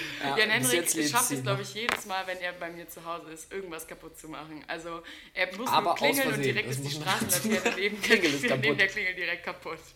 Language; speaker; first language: German; native; German